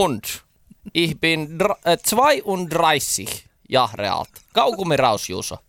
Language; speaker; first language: German; non-native, learner; Finnish